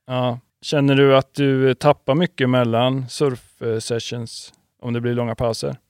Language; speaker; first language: Swedish; native; Swedish